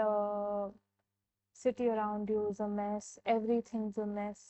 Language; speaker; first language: English; non-native, local second language; Hindi